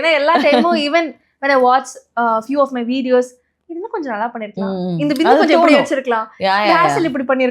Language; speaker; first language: Tamil; native; Tamil